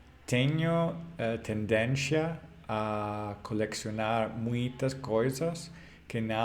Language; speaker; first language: Portuguese; non-native, learner; English